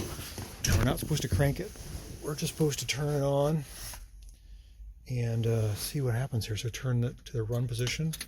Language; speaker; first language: English; native; English